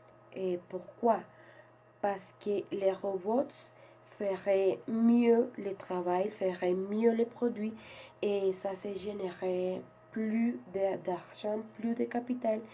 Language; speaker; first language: French; non-native, learner; Spanish